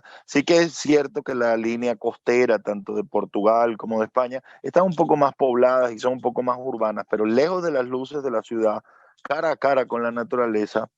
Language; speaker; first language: Spanish; native; Spanish